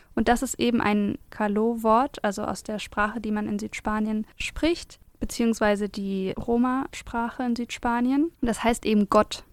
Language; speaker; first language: German; native; German